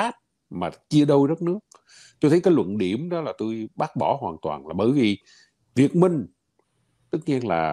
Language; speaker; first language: Vietnamese; native; Vietnamese